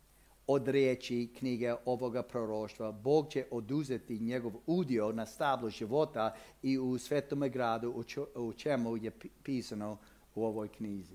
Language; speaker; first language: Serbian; non-native, fluent; English